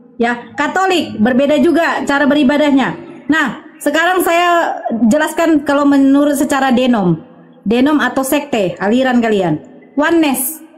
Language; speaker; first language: Indonesian; native; Indonesian